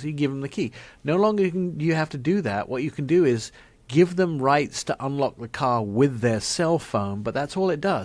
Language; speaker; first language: English; native; English